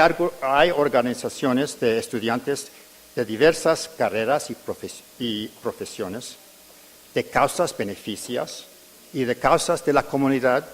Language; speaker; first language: Spanish; early bilingual, heritage; English